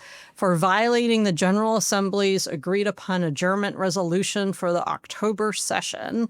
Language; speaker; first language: English; native; English